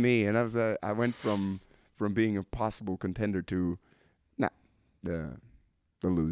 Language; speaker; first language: English; non-native, fluent; Norwegian